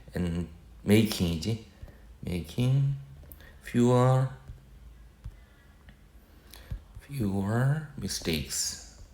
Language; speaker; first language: English; non-native, fluent; Korean